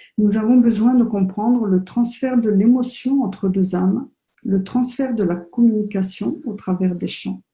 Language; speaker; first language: French; native; French